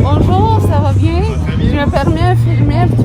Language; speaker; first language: French; non-native, fluent; Arabic